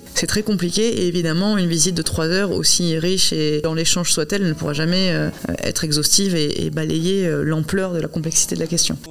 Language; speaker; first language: French; native; French